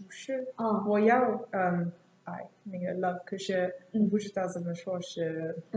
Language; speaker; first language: Chinese; non-native, learner; English